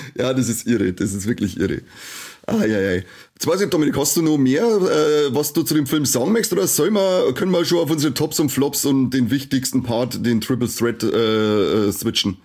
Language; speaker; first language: German; native; German